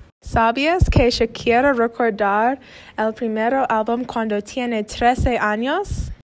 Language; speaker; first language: Spanish; non-native, learner; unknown